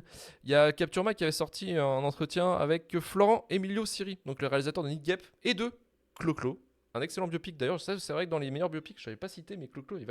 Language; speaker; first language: French; native; French